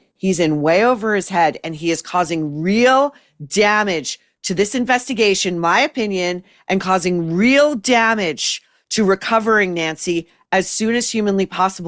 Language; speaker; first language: English; native; English